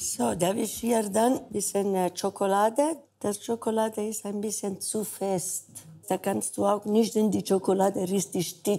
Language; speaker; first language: German; non-native, learner; Spanish